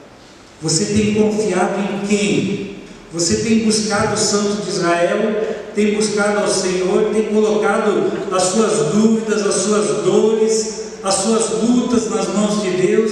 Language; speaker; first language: Portuguese; native; Portuguese